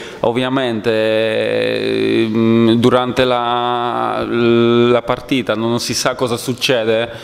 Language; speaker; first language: Italian; non-native, fluent; Polish